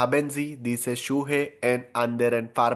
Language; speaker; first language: German; non-native, learner; Hindi